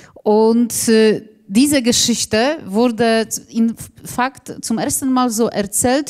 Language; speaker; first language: German; non-native, fluent; Polish